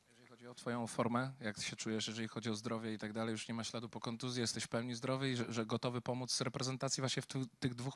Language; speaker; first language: Polish; native; Polish